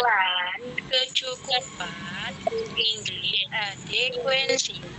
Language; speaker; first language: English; non-native, learner; Indonesian